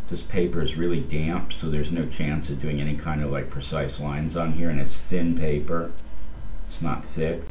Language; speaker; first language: English; native; English